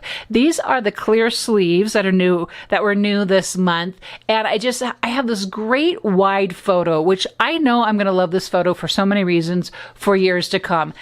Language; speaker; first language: English; native; English